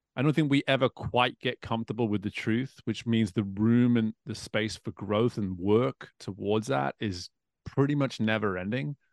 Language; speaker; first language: English; native; English